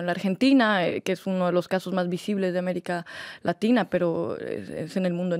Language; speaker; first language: Spanish; native; Spanish